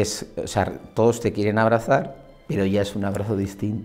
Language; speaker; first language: Spanish; native; Spanish